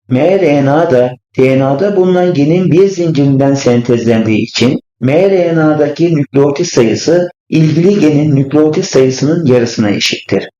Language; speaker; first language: Turkish; native; Turkish